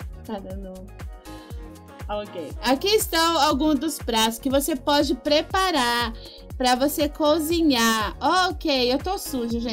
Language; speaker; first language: Portuguese; non-native, fluent; Spanish